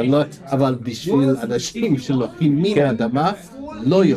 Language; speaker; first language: Hebrew; non-native, fluent; English